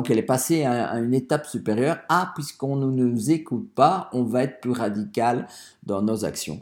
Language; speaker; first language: French; native; French